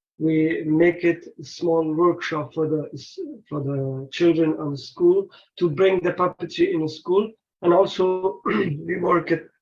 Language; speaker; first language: English; non-native, learner; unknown